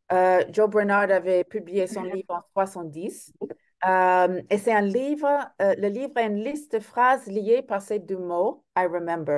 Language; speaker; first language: French; non-native, fluent; English